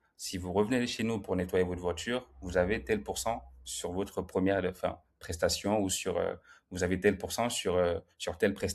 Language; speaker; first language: French; native; French